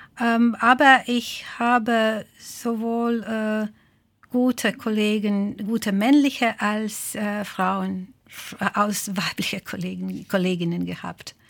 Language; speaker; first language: German; non-native, fluent; Croatian